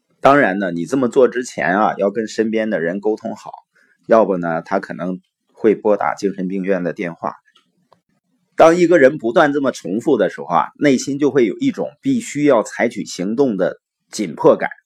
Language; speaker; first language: Chinese; native; Chinese